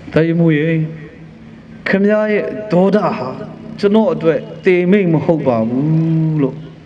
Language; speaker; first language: Burmese; non-native, local second language; Kachin